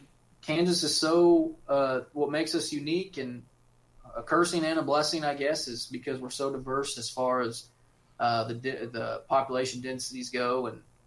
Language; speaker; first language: English; native; English